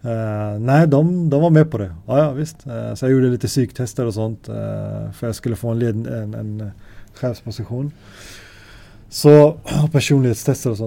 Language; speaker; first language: Swedish; native; Swedish